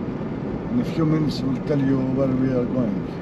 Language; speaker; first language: English; non-native, learner; Greek